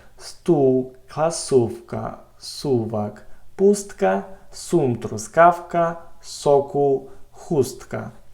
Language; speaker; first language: Polish; non-native, learner; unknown